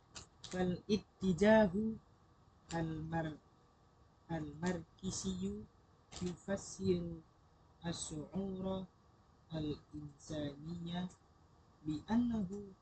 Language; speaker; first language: Arabic; non-native, learner; Indonesian